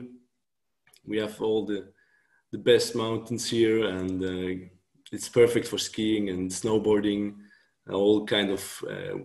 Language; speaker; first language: English; non-native, fluent; Swiss German